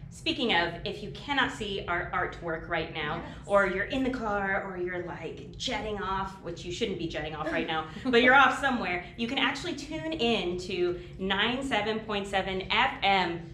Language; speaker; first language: English; native; English